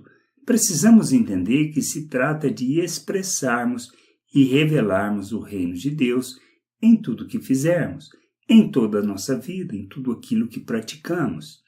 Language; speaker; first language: Portuguese; native; Portuguese